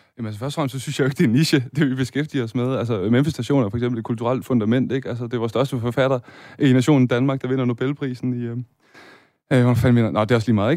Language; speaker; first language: Danish; native; Danish